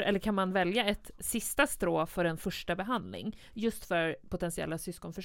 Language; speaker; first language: Swedish; native; Swedish